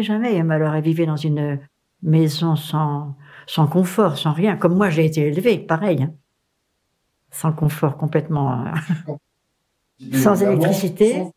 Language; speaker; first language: French; native; French